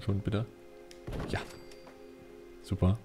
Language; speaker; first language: German; native; German